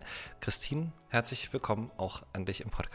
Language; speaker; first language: German; native; German